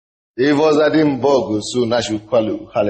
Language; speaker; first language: Russian; non-native, fluent; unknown